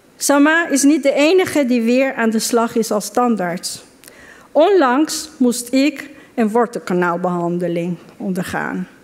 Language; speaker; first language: Dutch; non-native, fluent; Persian